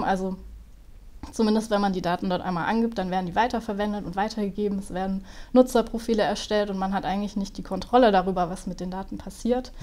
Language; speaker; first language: German; native; German